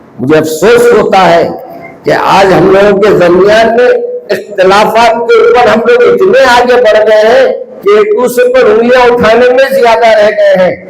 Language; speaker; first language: Urdu; native; Urdu